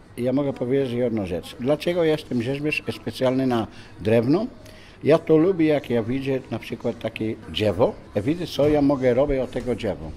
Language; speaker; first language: Polish; non-native, learner; Dutch